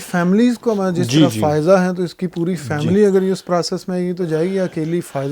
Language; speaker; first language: Urdu; native; Urdu